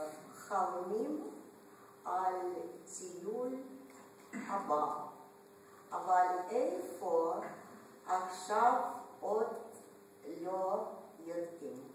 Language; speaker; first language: Hebrew; non-native, learner; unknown